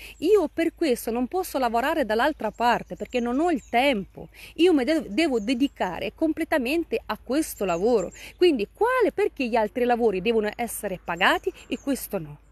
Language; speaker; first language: Italian; non-native, fluent; Russian